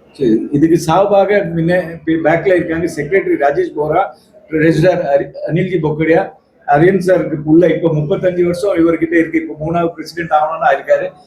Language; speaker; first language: Tamil; non-native, local second language; Marwari